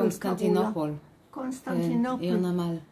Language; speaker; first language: Hebrew; native; Hebrew